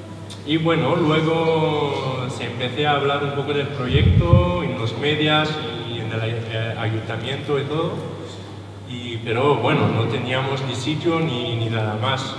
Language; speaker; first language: Spanish; non-native, learner; French